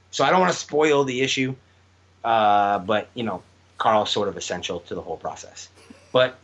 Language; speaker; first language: English; native; English